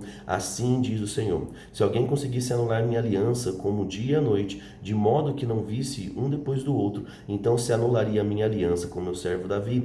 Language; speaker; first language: Portuguese; native; Portuguese